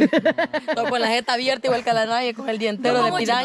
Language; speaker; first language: Spanish; native; Spanish